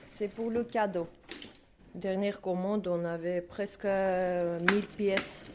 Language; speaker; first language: French; non-native, learner; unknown